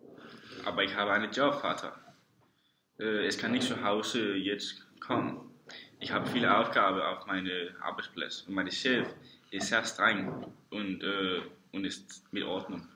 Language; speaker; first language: German; non-native, learner; Danish